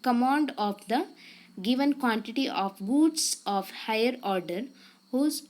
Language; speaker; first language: English; non-native, local second language; Kannada